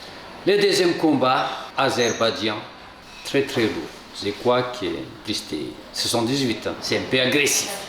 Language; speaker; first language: French; non-native, local second language; Malagasy